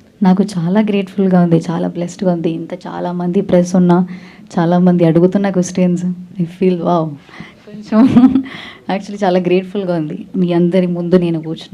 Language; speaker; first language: Telugu; non-native, learner; Malayalam